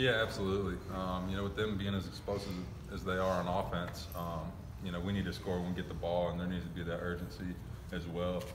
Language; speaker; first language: English; native; English